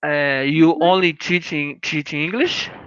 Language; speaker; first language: English; non-native, learner; Portuguese